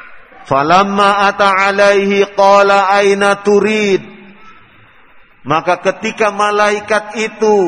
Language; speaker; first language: Indonesian; native; Indonesian